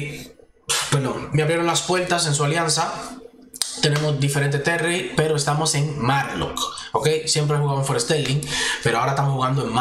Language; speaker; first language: Spanish; native; Spanish